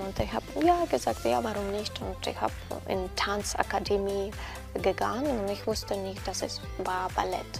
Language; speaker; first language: German; non-native, learner; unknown